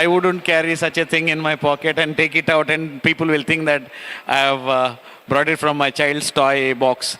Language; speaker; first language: English; non-native, local second language; Kannada